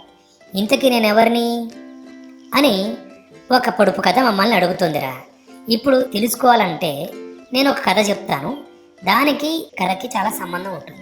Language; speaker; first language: Telugu; native; Telugu